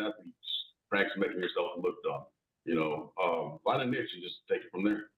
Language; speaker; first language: English; native; English